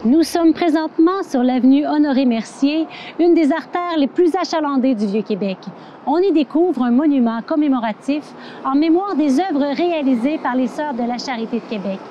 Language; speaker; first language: French; native; French